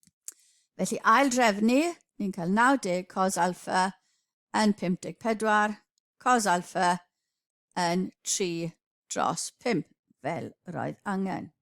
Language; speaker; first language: Welsh; native; Welsh